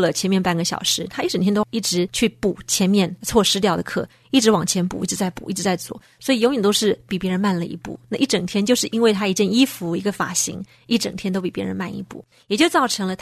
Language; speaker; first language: Chinese; native; Chinese